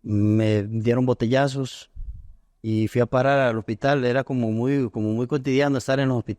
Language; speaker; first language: Spanish; native; Spanish